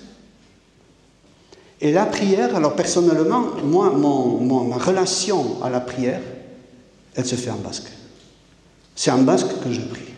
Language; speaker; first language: French; native; French